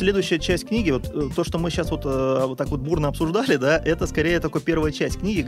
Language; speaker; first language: Russian; native; Russian